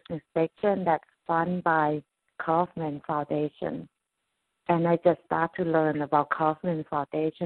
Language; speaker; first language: English; non-native, fluent; Thai